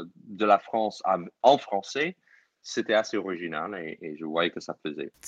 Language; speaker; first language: French; non-native, fluent; English